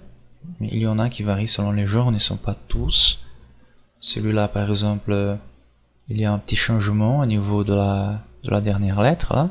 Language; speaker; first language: French; non-native, fluent; Portuguese